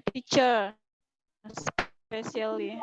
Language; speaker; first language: English; non-native, learner; Indonesian